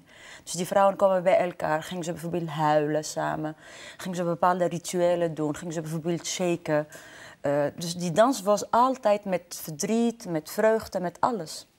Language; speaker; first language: Dutch; non-native, fluent; Arabic